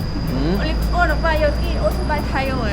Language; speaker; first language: Korean; non-native, learner; Lao